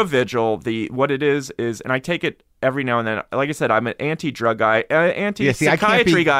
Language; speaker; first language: English; native; English